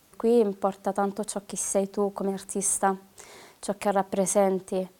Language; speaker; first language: Italian; early bilingual, other home language; Arabic